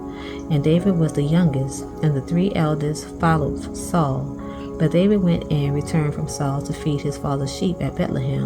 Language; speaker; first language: English; native; English